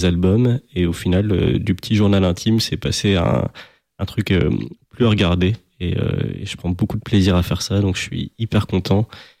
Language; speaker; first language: French; native; French